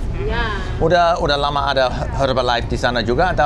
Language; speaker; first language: Indonesian; non-native, fluent; English